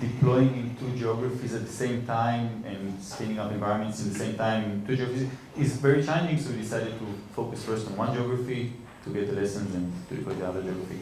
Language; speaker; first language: English; non-native, fluent; Hebrew